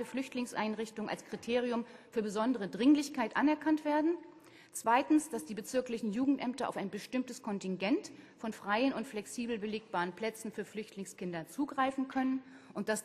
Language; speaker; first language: German; native; German